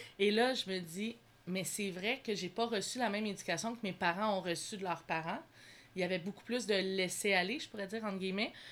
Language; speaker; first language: French; native; French